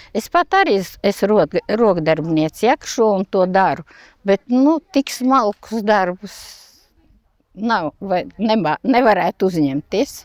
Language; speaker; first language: Latvian; native; Latvian